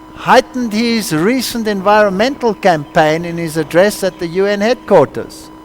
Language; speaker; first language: English; non-native, local second language; Afrikaans